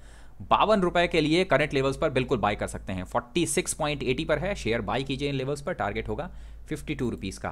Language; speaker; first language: Hindi; native; Hindi